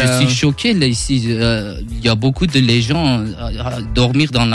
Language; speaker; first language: French; non-native, learner; Kurdish